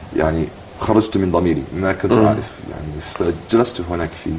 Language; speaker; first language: Arabic; non-native, fluent; English